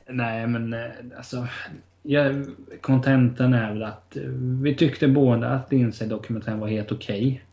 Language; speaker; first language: Swedish; native; Swedish